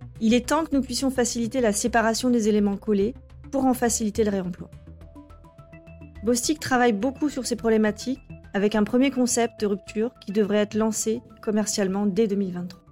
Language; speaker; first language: French; native; French